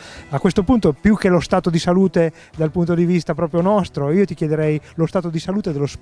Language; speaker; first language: Italian; native; Italian